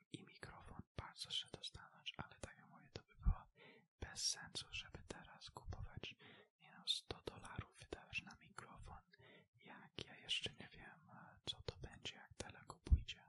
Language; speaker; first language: Polish; early bilingual, heritage; Polish